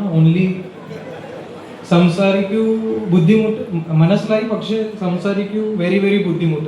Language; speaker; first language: Malayalam; non-native, learner; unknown